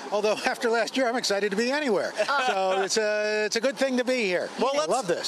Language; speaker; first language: English; native; English